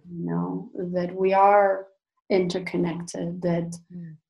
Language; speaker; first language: English; non-native, fluent; Russian